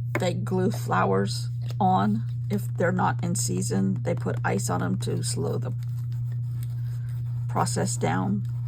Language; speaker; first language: English; native; English